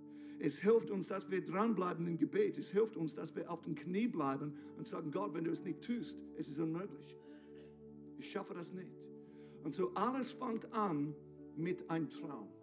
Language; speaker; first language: German; non-native, fluent; English